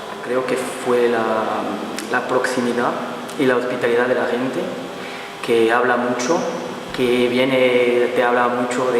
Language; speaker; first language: Spanish; non-native, learner; Portuguese